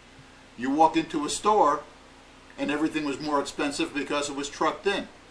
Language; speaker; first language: English; native; English